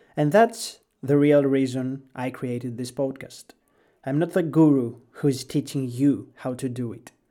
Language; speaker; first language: English; non-native, fluent; Greek